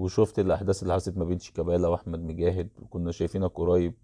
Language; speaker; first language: Arabic; native; Arabic